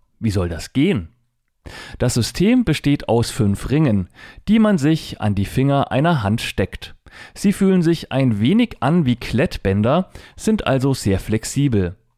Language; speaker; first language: German; native; German